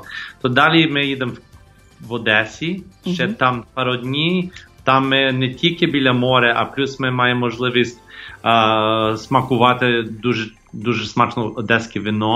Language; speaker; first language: Ukrainian; non-native, fluent; English